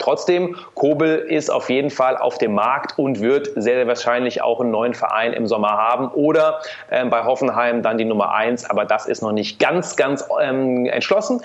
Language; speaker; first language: German; native; German